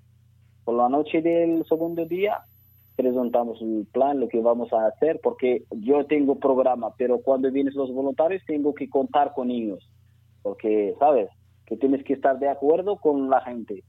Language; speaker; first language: Spanish; non-native, learner; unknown